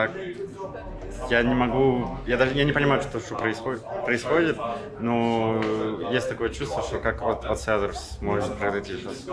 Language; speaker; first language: Russian; non-native, fluent; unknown